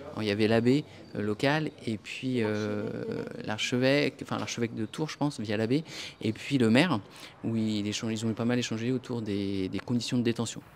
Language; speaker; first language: French; native; French